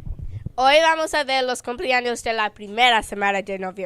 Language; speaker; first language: Spanish; non-native, learner; English